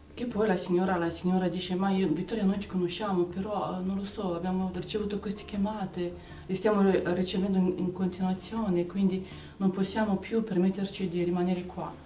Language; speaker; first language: Italian; non-native, fluent; Romanian